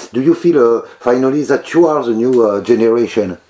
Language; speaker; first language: English; non-native, learner; French